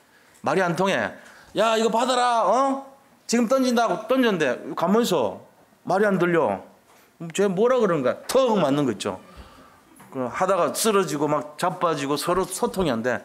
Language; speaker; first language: Korean; native; Korean